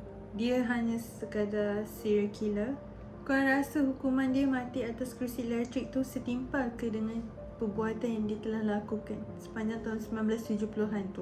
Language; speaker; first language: Malay; native; Malay